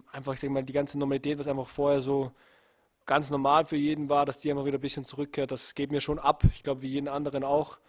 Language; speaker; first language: German; native; German